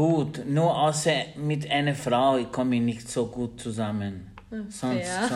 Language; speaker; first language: German; non-native, learner; Albanian